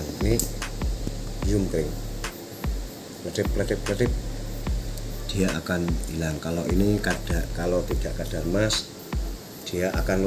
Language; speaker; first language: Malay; non-native, local second language; Javanese